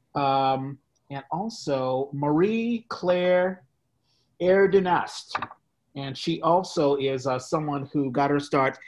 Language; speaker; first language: English; native; English